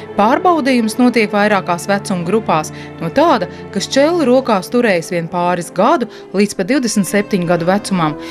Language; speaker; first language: Latvian; native; Latvian